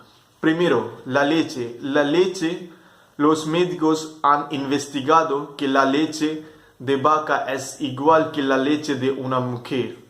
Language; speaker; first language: Spanish; non-native, fluent; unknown